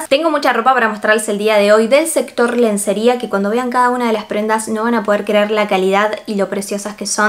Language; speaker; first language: Spanish; native; Spanish